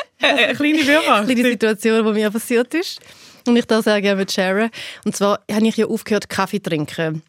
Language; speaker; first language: German; early bilingual, other home language; Albanian